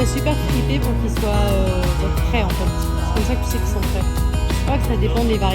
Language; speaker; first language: French; native; French